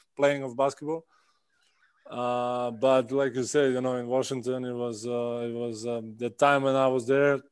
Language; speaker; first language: English; non-native, fluent; Czech